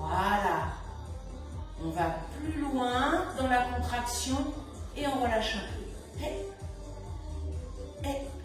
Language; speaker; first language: French; native; French